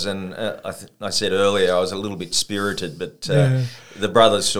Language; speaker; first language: English; native; English